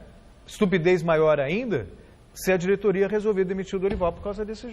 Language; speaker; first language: Portuguese; native; Portuguese